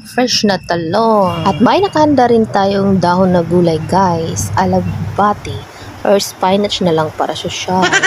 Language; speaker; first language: Filipino; non-native, local second language; Cebuano